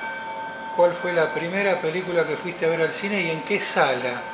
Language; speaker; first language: Spanish; native; Spanish